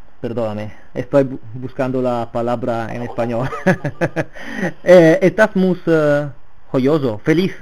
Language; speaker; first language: Spanish; non-native, fluent; Italian